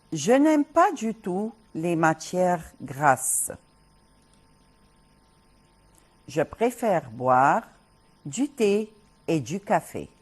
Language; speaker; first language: French; non-native, fluent; Arabic